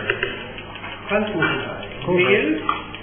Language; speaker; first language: German; native; German